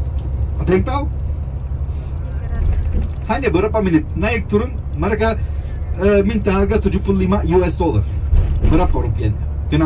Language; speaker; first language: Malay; non-native, fluent; Turkish